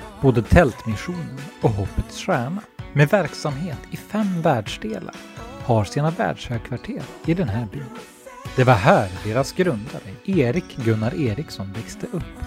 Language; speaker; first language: Swedish; native; Swedish